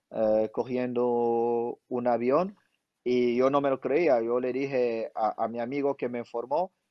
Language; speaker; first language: Spanish; non-native, fluent; French